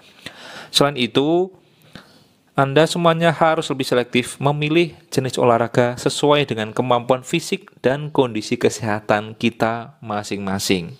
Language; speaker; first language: Indonesian; native; Indonesian